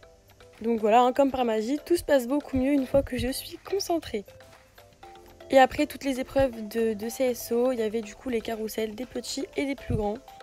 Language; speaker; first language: French; native; French